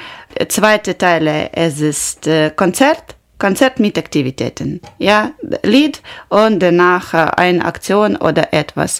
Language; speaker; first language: German; non-native, learner; Ukrainian